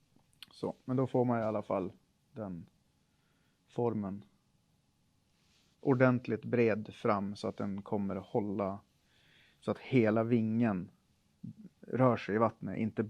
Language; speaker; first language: Swedish; native; Swedish